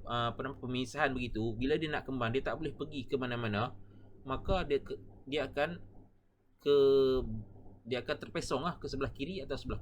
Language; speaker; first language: Malay; native; Malay